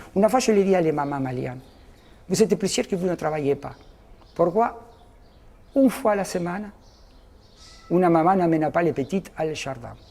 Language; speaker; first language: French; non-native, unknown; Spanish